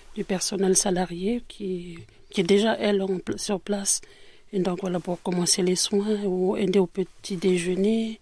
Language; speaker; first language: French; native; French